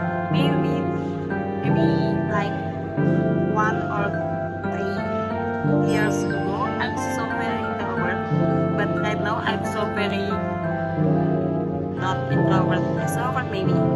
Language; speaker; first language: English; non-native, learner; Indonesian